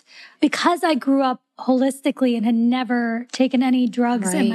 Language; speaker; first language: English; native; English